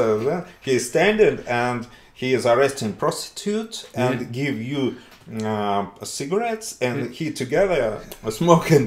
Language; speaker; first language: English; non-native, learner; Russian